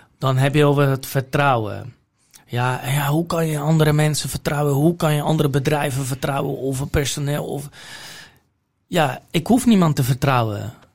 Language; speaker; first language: Dutch; non-native, fluent; Polish